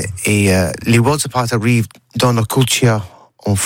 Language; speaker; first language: French; non-native, learner; English